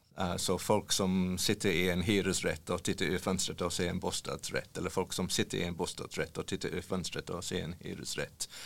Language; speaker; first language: Swedish; non-native, fluent; English